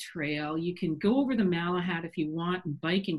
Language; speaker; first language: English; native; English